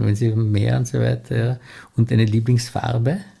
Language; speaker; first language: German; native; German